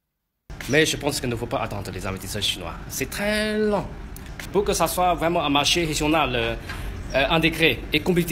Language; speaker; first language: French; non-native, fluent; Chinese